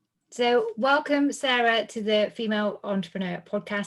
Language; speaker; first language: English; native; English